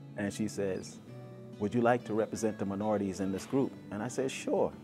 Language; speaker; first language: English; native; English